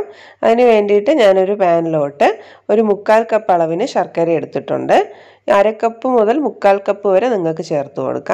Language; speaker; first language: Malayalam; native; Malayalam